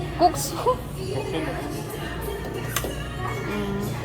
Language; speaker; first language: Korean; non-native, learner; Thai